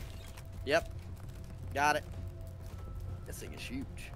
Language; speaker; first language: English; native; English